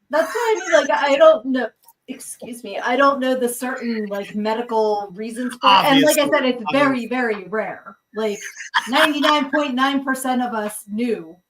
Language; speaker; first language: English; native; English